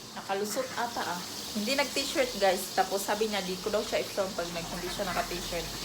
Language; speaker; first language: Filipino; non-native, local second language; Cebuano